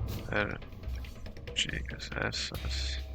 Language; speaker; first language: Spanish; non-native, learner; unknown